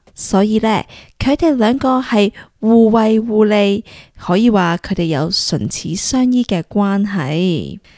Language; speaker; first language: Cantonese; early bilingual, heritage; Cantonese